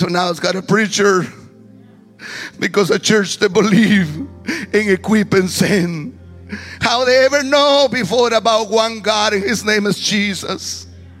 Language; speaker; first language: English; non-native, fluent; Spanish